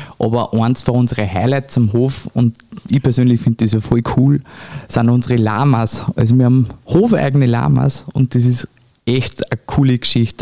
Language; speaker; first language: German; native; German